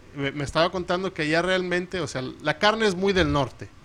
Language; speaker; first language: Spanish; early bilingual, heritage; Spanish